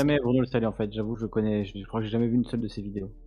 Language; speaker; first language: French; native; French